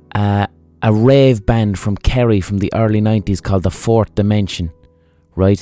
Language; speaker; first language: English; native; English